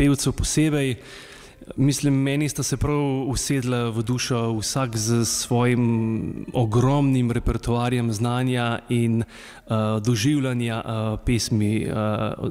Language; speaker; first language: Slovenian; native; Slovenian